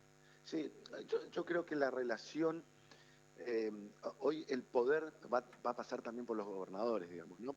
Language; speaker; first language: Spanish; native; Spanish